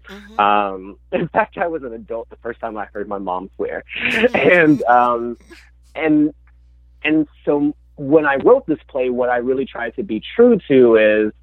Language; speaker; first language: English; native; English